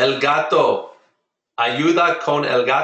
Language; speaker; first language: Spanish; non-native, fluent; English